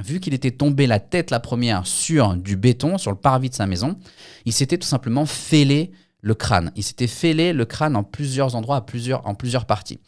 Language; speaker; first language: French; native; French